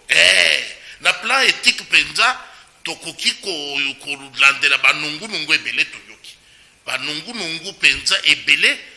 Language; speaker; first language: Lingala; non-native, local second language; Luba-Lulua